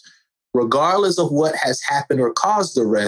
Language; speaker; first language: English; native; English